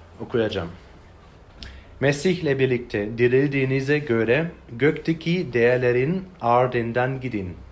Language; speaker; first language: Turkish; non-native, learner; German